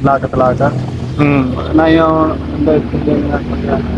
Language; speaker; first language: Filipino; non-native, learner; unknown